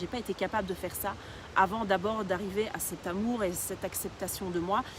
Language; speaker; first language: French; early bilingual, other home language; Portuguese